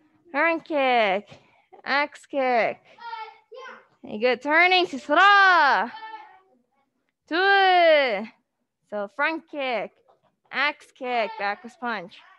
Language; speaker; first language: English; native; English